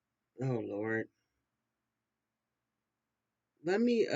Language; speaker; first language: English; native; English